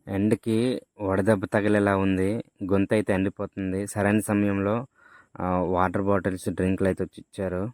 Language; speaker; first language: Telugu; native; Telugu